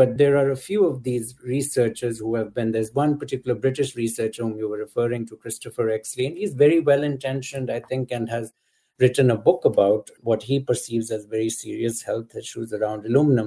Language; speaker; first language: English; non-native, local second language; Urdu